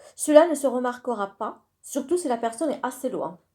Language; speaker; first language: French; non-native, local second language; Arabic